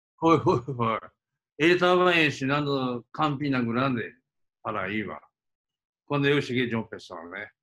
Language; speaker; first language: Portuguese; non-native, fluent; Japanese